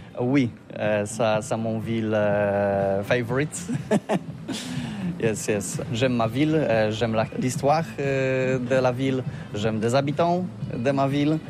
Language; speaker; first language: French; non-native, fluent; Polish